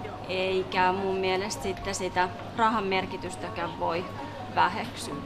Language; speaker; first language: Finnish; native; Finnish